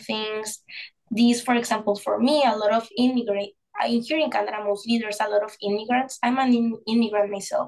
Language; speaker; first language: English; non-native, fluent; Spanish